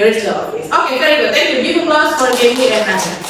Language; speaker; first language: English; non-native, fluent; Indonesian